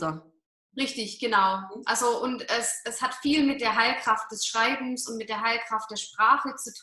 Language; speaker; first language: German; native; German